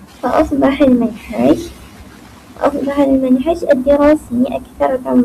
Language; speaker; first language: Arabic; non-native, learner; Malay